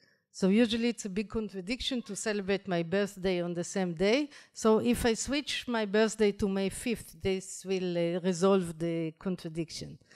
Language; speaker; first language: English; non-native, fluent; Hebrew